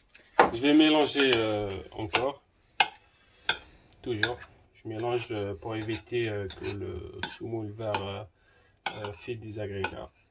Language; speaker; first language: French; non-native, local second language; Arabic